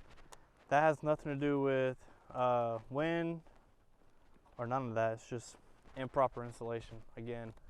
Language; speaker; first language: English; native; English